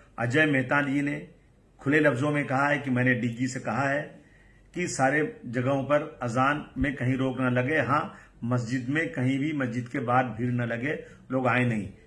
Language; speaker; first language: Hindi; native; Hindi